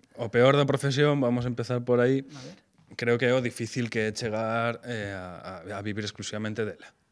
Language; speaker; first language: Galician; non-native, local second language; Spanish